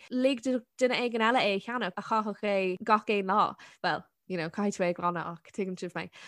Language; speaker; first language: Irish; non-native, local second language; English